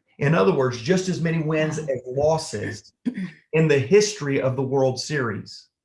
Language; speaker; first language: English; native; English